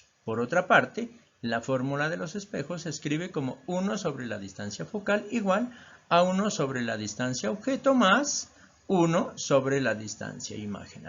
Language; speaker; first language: Spanish; native; Spanish